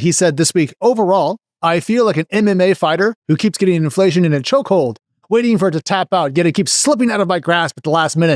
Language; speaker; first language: English; native; English